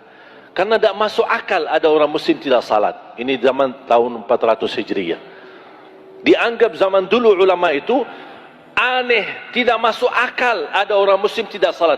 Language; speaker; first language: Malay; non-native, fluent; Arabic